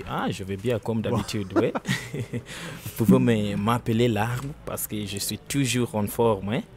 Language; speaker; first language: French; non-native, learner; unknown